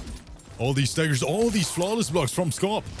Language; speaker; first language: English; native; English